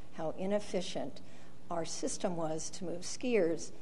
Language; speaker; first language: English; native; English